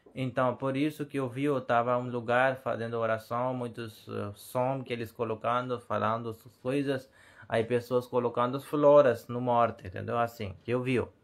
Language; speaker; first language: Portuguese; non-native, learner; Hindi